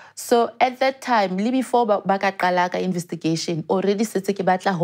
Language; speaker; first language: English; non-native, local second language; Southern Sotho